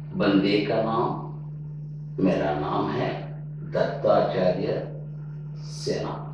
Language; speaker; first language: Hindi; non-native, local second language; Telugu